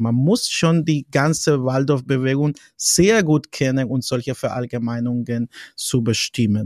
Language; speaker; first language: German; non-native, fluent; Spanish